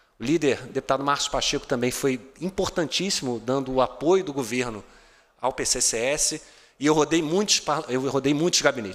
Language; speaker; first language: Portuguese; native; Portuguese